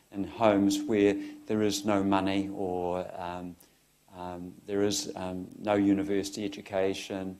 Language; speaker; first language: English; native; English